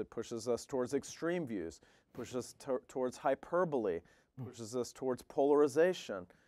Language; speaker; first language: English; native; English